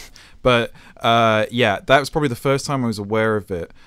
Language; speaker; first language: English; native; English